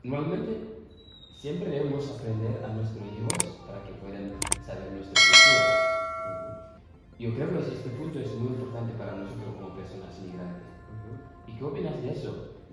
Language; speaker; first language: Spanish; non-native, learner; Fula